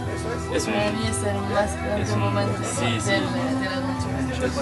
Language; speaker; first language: Spanish; non-native, learner; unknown